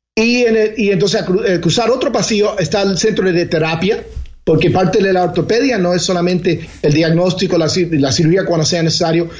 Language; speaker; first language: Spanish; early bilingual, heritage; Spanish